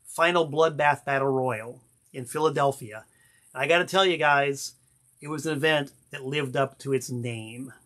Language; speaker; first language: English; native; English